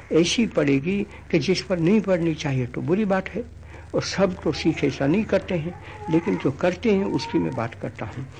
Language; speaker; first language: Hindi; non-native, local second language; Gujarati